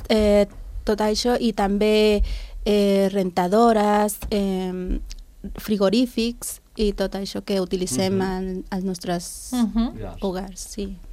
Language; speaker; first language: Catalan; non-native, learner; Spanish